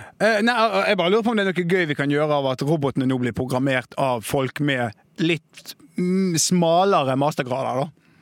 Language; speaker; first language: Norwegian; native; Norwegian